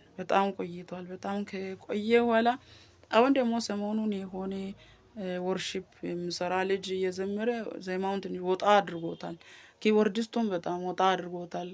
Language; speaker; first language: Amharic; non-native, local second language; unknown